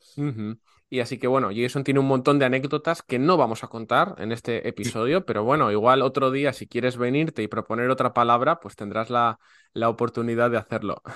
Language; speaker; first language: Spanish; native; Spanish